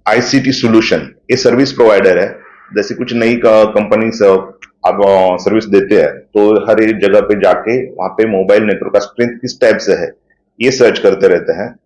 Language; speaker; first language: Hindi; non-native, local second language; Marathi